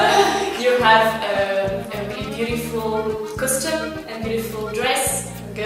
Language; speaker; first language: English; non-native, learner; French